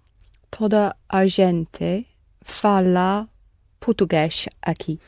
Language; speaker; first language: Portuguese; non-native, learner; English